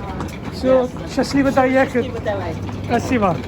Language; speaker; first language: Russian; non-native, learner; English